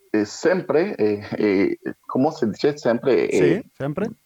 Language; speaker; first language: Italian; non-native, learner; French